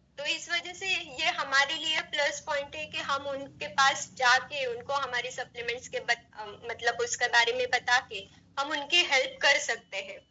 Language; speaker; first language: Hindi; non-native, local second language; Marathi